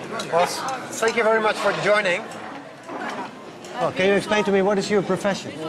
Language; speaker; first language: English; non-native, fluent; Dutch